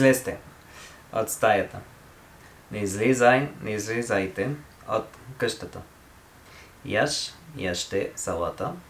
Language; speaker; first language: Bulgarian; non-native, learner; English